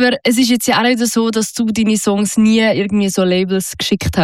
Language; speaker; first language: German; native; German